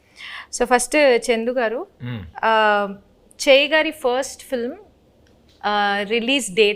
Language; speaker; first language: Telugu; native; Telugu